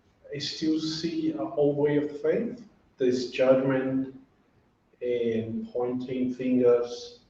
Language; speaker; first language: English; non-native, fluent; Portuguese